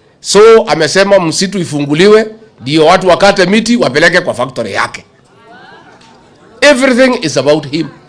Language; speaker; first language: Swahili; non-native, local second language; Kikuyu